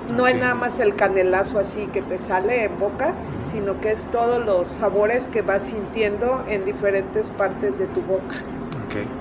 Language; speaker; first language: Spanish; native; Spanish